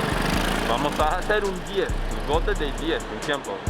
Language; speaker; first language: Spanish; non-native, learner; English